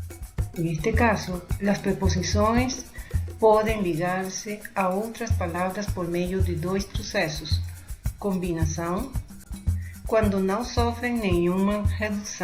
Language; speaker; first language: Portuguese; non-native, fluent; Spanish